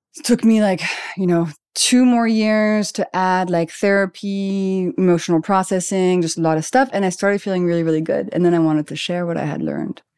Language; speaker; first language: English; non-native, fluent; French